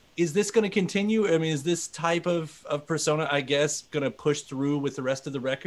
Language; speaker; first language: English; native; English